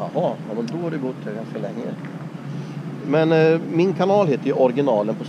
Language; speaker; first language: Swedish; native; Swedish